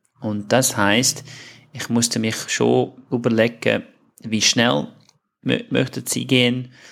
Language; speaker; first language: German; non-native, fluent; English